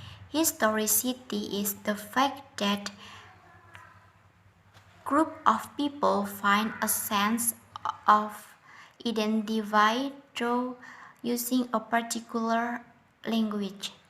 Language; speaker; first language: English; non-native, learner; Indonesian